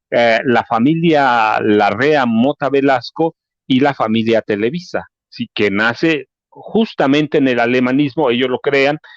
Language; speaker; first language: Spanish; native; Spanish